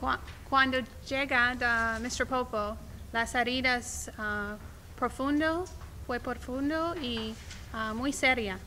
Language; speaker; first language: Spanish; non-native, learner; English